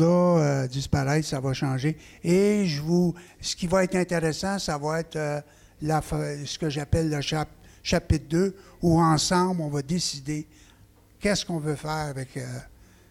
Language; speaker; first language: French; native; French